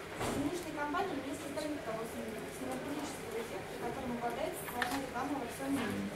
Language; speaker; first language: Russian; native; Russian